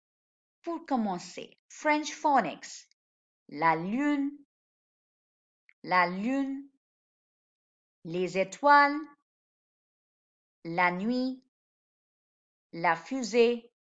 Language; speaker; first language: French; non-native, fluent; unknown